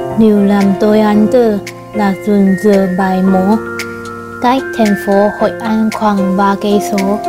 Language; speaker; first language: Vietnamese; non-native, learner; Chinese